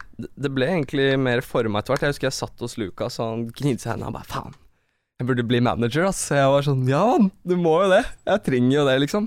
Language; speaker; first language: Norwegian; native; Norwegian